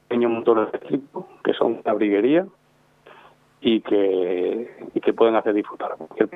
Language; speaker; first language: Spanish; native; Spanish